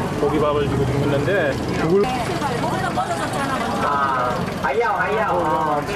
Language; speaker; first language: Korean; native; Korean